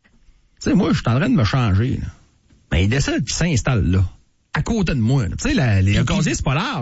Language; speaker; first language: French; native; French